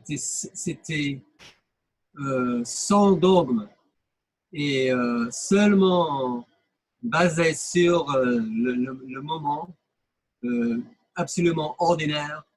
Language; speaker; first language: French; non-native, fluent; English